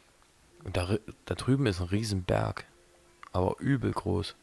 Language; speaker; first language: German; native; German